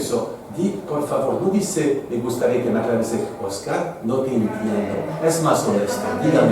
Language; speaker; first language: Spanish; non-native, fluent; French